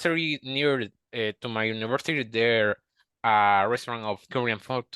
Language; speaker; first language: English; non-native, learner; Spanish